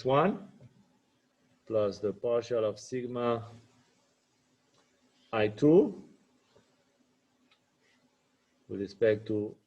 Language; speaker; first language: English; non-native, fluent; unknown